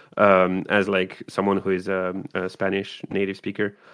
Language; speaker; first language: English; non-native, fluent; French